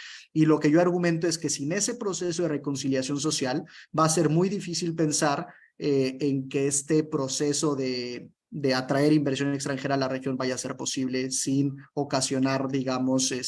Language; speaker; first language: Spanish; native; Spanish